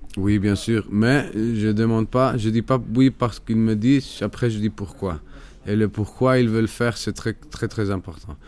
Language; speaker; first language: French; non-native, fluent; Spanish